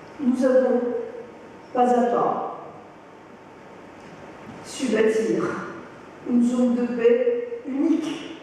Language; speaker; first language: French; native; French